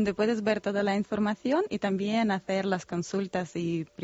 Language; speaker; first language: Spanish; non-native, fluent; Bulgarian